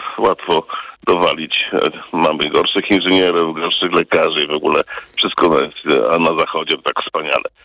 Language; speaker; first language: Polish; early bilingual, heritage; Polish